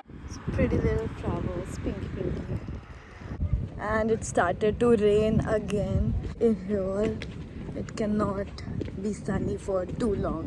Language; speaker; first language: English; non-native, local second language; Hindi